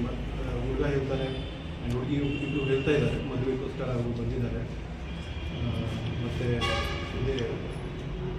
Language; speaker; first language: Kannada; non-native, learner; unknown